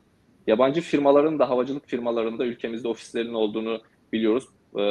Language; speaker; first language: Turkish; native; Turkish